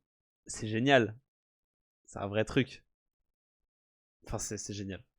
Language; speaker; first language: French; native; French